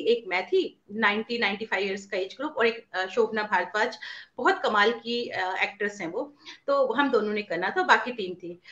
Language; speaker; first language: Hindi; native; Hindi